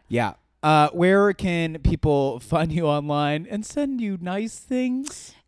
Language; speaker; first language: English; native; English